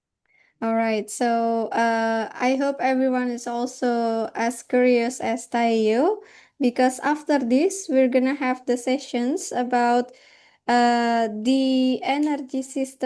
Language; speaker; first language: English; non-native, fluent; Indonesian